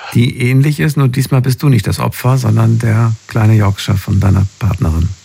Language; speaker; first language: German; native; German